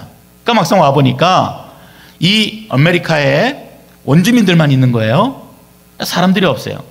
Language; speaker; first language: Korean; native; Korean